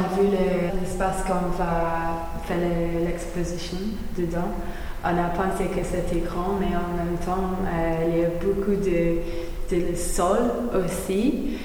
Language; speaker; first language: French; non-native, learner; English